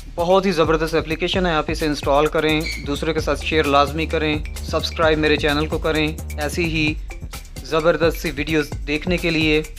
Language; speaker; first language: Urdu; non-native, local second language; Punjabi